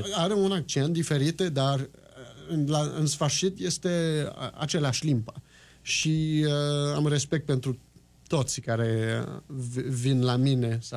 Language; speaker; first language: Romanian; non-native, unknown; French